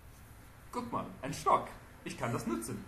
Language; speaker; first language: German; non-native, learner; English